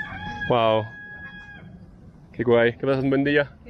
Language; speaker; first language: Spanish; non-native, learner; French